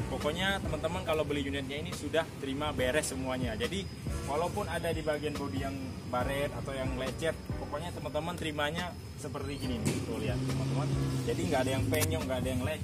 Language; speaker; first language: Indonesian; native; Indonesian